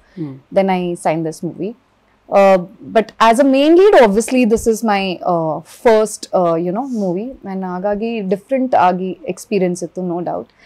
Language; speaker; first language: Kannada; early bilingual, other home language; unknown